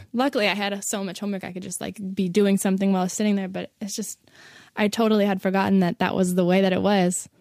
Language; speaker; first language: English; native; English